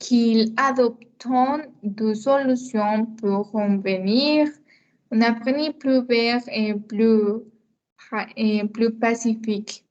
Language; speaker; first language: French; non-native, learner; Spanish